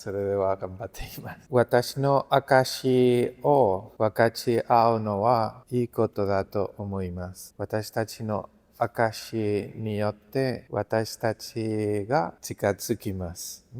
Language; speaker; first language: Japanese; non-native, learner; Spanish